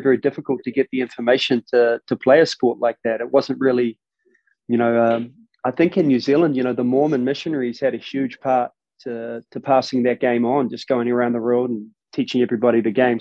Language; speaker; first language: English; native; English